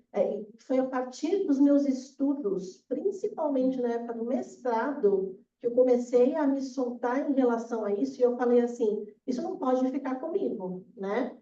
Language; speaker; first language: Portuguese; native; Portuguese